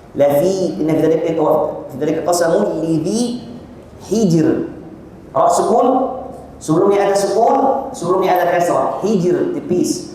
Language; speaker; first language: Malay; non-native, fluent; Arabic